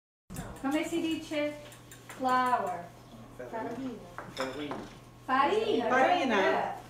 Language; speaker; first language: Italian; early bilingual, heritage; English